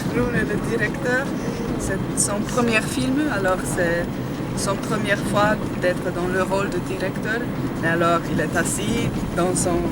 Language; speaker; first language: French; non-native, fluent; Slovenian